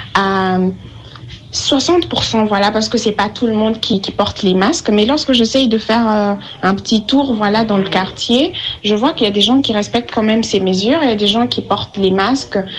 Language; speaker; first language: French; non-native, local second language; Lingala